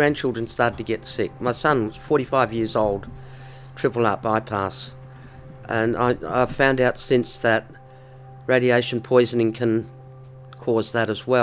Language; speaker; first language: English; native; English